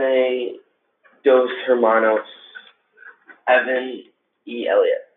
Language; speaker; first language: Spanish; non-native, learner; English